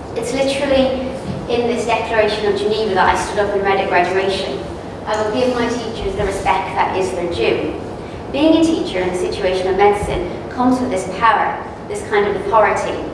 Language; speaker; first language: English; native; English